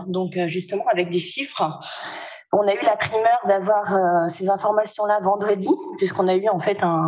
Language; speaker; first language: French; native; French